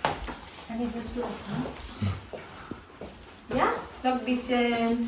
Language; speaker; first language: German; non-native, learner; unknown